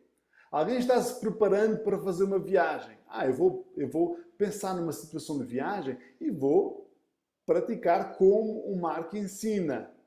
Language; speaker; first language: Portuguese; early bilingual, heritage; Portuguese